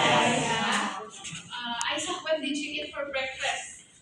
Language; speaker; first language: English; non-native, learner; Indonesian